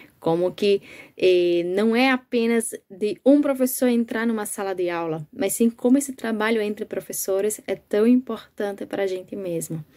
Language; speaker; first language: Portuguese; native; Portuguese